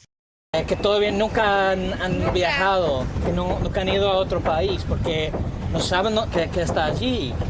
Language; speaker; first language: Spanish; non-native, fluent; English